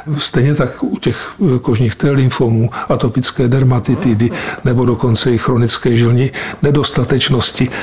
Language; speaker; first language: Czech; native; Czech